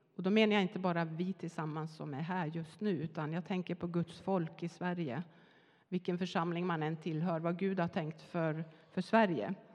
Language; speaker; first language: Swedish; native; Swedish